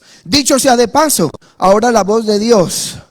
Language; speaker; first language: Spanish; native; Spanish